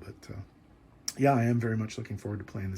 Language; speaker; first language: English; native; English